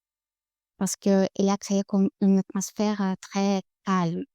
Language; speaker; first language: French; non-native, learner; Russian